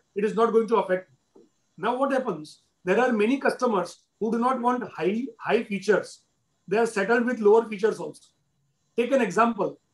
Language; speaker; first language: English; non-native, local second language; Gujarati